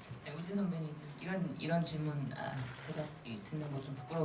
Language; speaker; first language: Korean; native; Korean